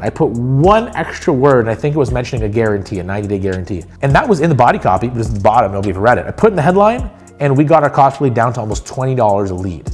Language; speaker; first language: English; native; English